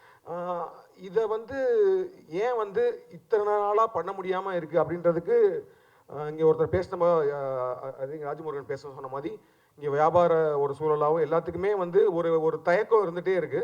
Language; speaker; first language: Tamil; native; Tamil